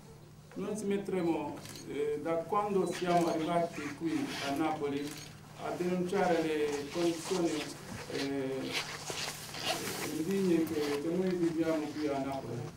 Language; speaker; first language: Italian; non-native, learner; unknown